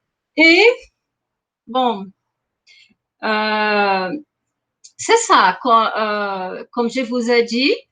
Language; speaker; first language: French; non-native, fluent; Portuguese